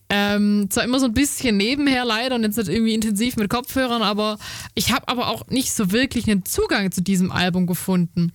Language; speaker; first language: German; native; German